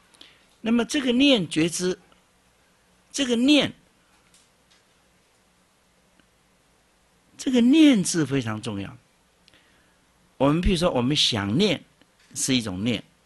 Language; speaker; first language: Chinese; native; Chinese